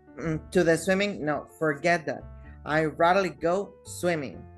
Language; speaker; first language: English; non-native, fluent; Spanish